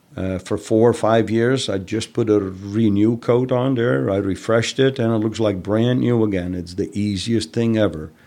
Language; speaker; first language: English; non-native, fluent; Dutch